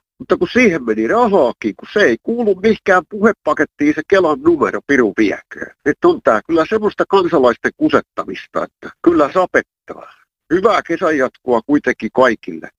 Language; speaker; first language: Finnish; native; Finnish